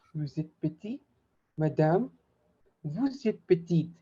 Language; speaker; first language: French; non-native, learner; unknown